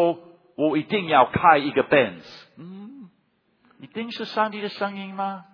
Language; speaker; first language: Chinese; non-native, fluent; English